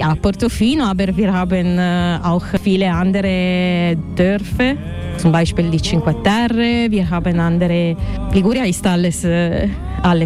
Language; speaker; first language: German; non-native, learner; Italian